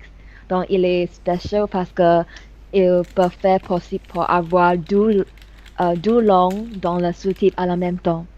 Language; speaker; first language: French; non-native, learner; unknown